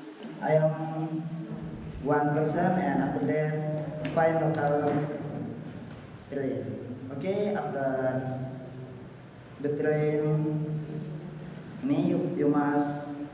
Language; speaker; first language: English; non-native, learner; Indonesian